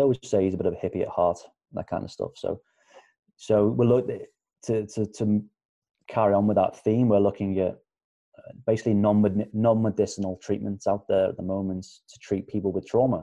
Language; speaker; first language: English; native; English